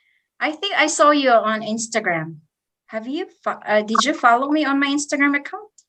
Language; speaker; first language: English; non-native, fluent; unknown